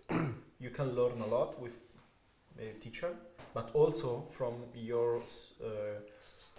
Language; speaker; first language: English; non-native, fluent; Italian